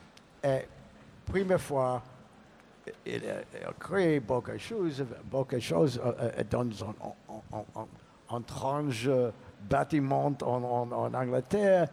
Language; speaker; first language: French; non-native, learner; English